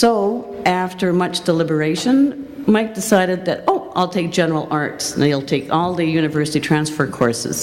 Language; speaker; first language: English; native; English